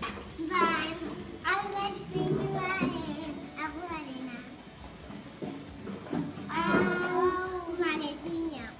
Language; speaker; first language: Basque; non-native, local second language; Spanish